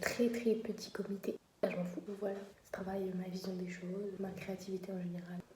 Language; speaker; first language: French; native; French